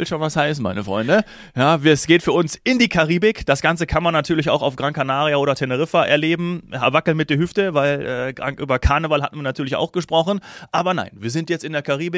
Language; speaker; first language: German; native; German